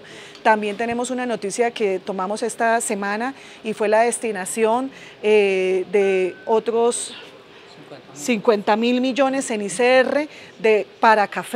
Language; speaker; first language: Spanish; native; Spanish